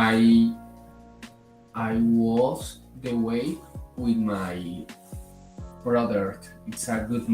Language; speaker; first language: English; non-native, learner; Spanish